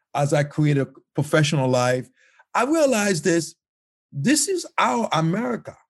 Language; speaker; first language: English; non-native, fluent; Haitian Creole